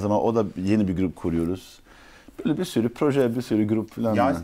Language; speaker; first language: Turkish; early bilingual, heritage; Turkish